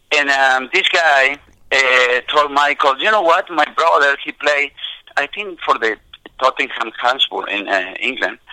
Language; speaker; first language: English; non-native, fluent; Spanish